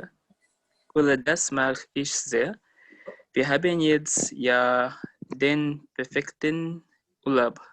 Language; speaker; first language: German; non-native, learner; English